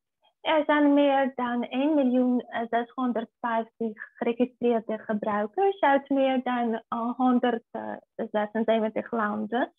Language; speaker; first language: Dutch; non-native, fluent; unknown